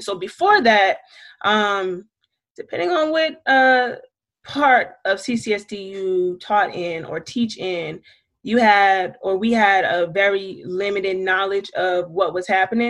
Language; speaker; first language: English; native; English